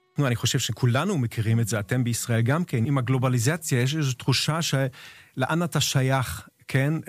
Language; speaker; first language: Hebrew; non-native, fluent; German